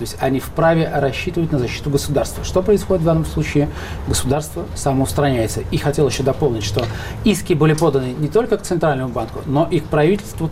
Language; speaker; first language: Russian; native; Russian